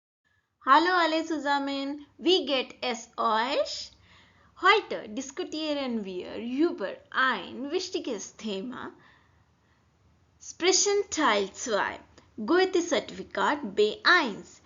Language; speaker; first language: German; non-native, learner; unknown